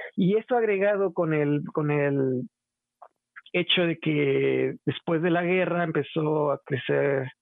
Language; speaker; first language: Spanish; native; Spanish